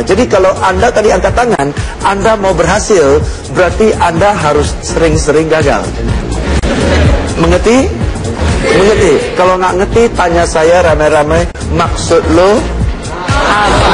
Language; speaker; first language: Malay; non-native, local second language; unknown